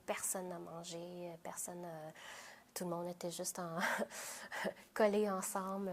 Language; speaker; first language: French; early bilingual, other home language; Vietnamese